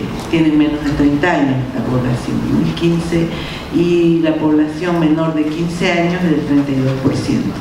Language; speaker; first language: Spanish; native; Spanish